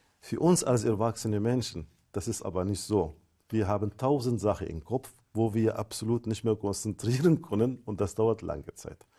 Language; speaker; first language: German; non-native, fluent; Arabic